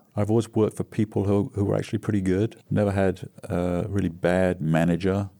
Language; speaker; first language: English; native; English